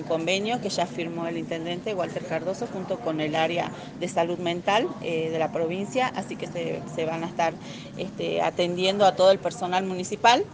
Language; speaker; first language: Spanish; native; Spanish